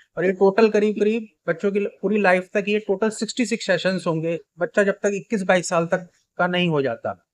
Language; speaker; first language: Hindi; native; Hindi